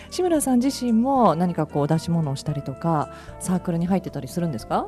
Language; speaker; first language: Japanese; native; Japanese